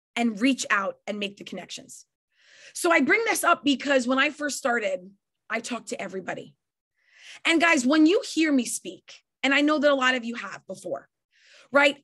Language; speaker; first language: English; native; English